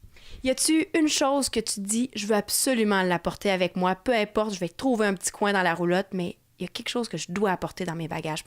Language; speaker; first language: French; native; French